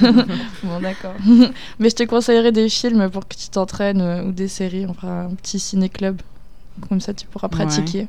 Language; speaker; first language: French; native; French